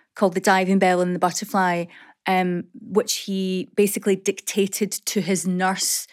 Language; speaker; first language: English; native; English